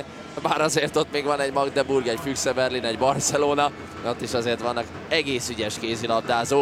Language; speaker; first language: Hungarian; native; Hungarian